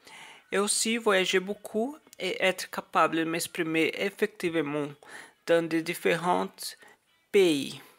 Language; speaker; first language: French; non-native, learner; Portuguese